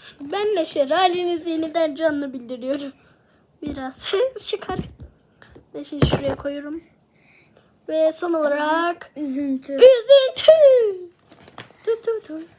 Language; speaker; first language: Turkish; native; Turkish